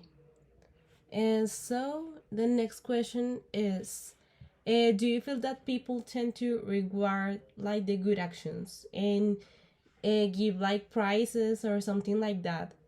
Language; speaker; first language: English; non-native, learner; Spanish